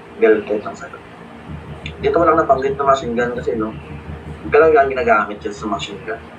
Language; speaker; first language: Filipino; non-native, local second language; Hiligaynon